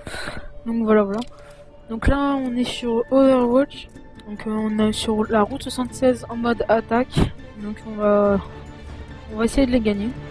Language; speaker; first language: French; native; French